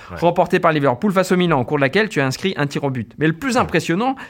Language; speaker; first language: French; native; French